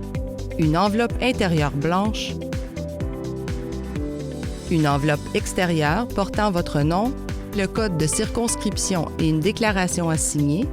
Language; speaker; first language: French; native; French